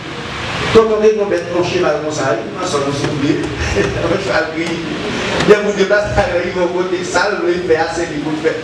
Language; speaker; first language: French; non-native, learner; Haitian Creole